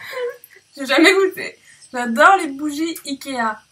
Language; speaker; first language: French; native; French